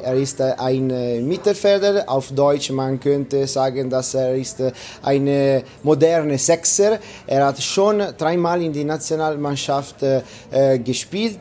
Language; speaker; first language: German; non-native, learner; Italian